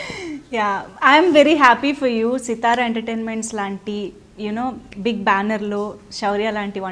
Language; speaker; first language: Telugu; native; Telugu